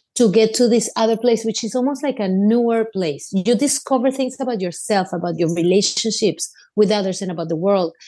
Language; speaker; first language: English; non-native, fluent; Spanish